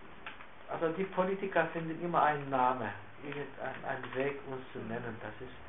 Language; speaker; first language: German; non-native, fluent; Turkish